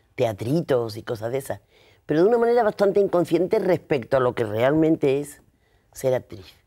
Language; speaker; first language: Spanish; native; Spanish